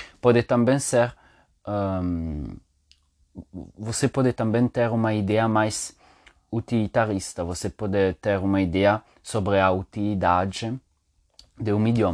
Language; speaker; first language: Portuguese; non-native, learner; Spanish